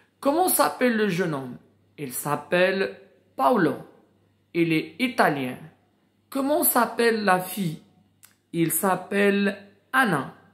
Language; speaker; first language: French; non-native, local second language; Arabic